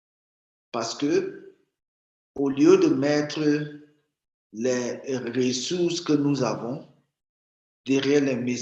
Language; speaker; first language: French; non-native, fluent; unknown